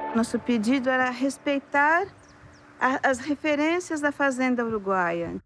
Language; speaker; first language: Portuguese; non-native, fluent; Spanish